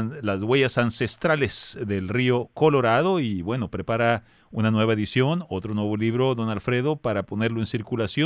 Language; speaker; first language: Spanish; native; Spanish